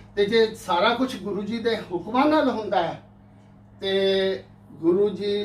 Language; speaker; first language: Hindi; non-native, local second language; Punjabi